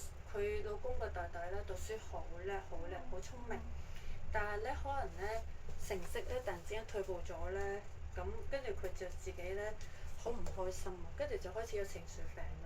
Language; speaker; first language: Cantonese; native; Cantonese